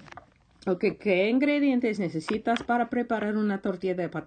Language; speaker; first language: Spanish; non-native, fluent; English